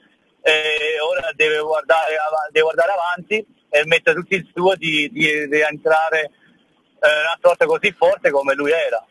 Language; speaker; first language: Italian; early bilingual, heritage; German